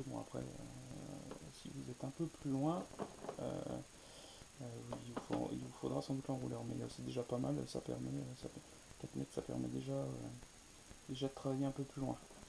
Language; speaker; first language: French; native; French